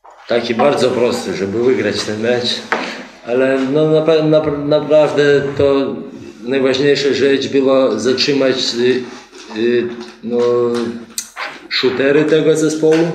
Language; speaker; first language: Polish; non-native, fluent; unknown